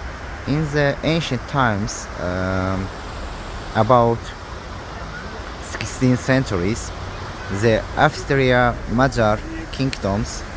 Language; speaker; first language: English; non-native, learner; Azerbaijani